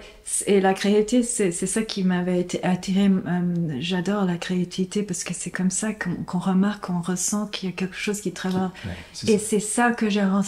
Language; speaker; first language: French; non-native, fluent; English